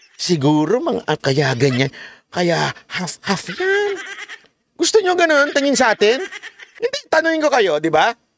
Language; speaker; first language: Filipino; native; Filipino